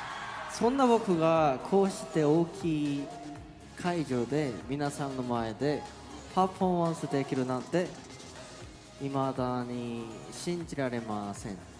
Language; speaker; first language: Japanese; non-native, learner; Korean